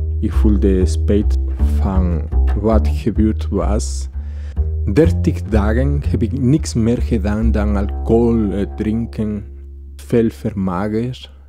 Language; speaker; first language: Dutch; non-native, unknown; Spanish